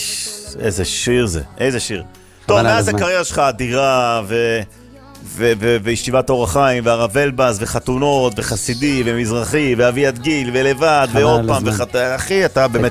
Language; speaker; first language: Hebrew; native; Hebrew